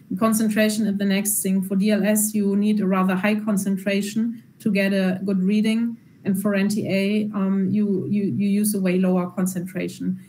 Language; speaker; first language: English; non-native, fluent; German